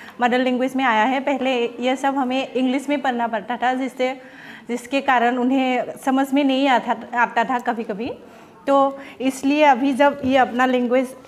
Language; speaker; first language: Hindi; non-native, local second language; Bodo